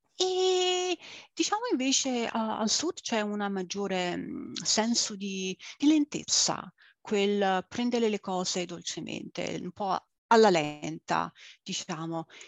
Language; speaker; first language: Italian; early bilingual, other home language; English